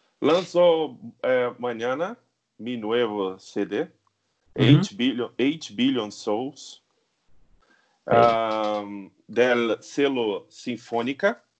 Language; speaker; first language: Spanish; non-native, learner; Portuguese